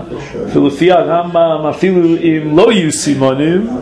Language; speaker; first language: Hebrew; non-native, fluent; English